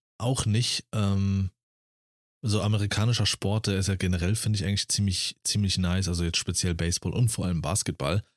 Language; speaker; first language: German; native; German